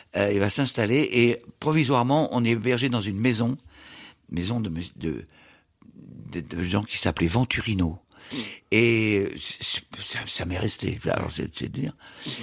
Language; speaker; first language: French; native; French